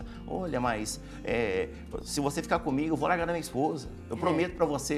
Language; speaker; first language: Portuguese; native; Portuguese